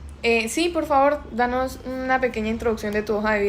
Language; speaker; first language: Spanish; native; Spanish